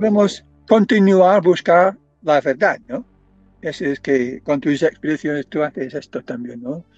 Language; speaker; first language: Spanish; non-native, fluent; English